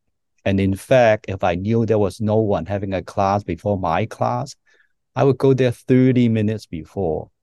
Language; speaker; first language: English; non-native, local second language; Cantonese